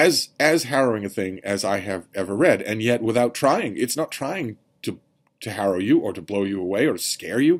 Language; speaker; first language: English; native; English